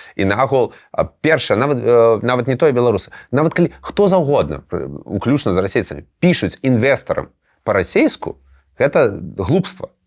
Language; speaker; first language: Belarusian; non-native, local second language; Russian